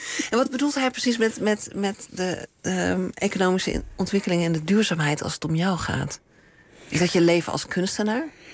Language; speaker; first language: Dutch; native; Dutch